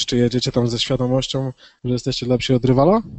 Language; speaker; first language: Polish; native; Polish